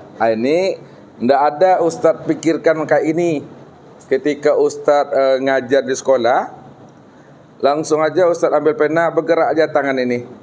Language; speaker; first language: Malay; non-native, local second language; Minangkabau